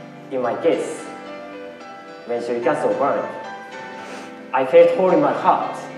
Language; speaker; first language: English; non-native, learner; Japanese